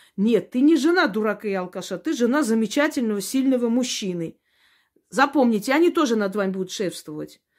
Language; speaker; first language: Russian; non-native, local second language; Armenian